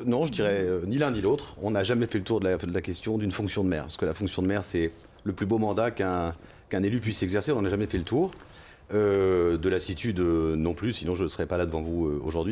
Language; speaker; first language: French; native; French